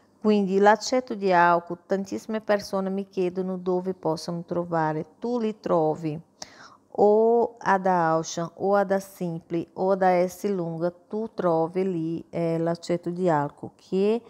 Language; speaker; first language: Italian; non-native, fluent; Portuguese